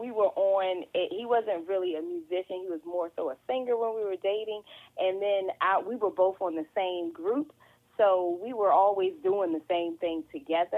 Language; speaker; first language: English; native; English